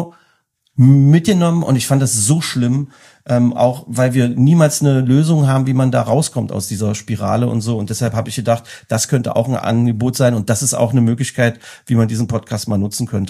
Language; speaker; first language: German; native; German